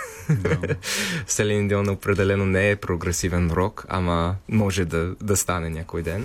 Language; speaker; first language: Bulgarian; non-native, fluent; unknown